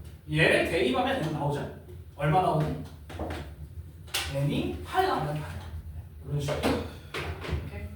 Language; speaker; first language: Korean; native; Korean